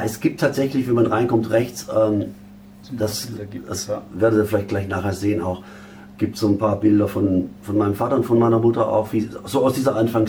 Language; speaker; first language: German; native; German